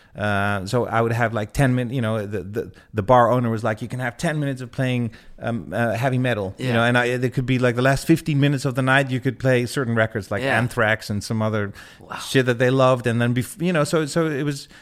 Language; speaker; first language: English; non-native, fluent; Dutch